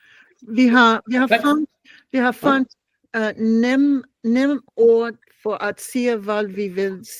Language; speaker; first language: Danish; non-native, learner; English